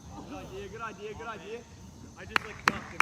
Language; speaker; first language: English; native; English